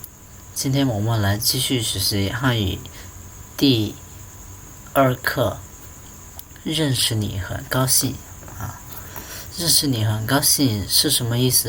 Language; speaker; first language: Chinese; non-native, fluent; Hmong